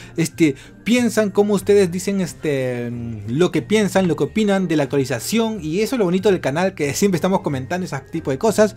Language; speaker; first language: Spanish; native; Spanish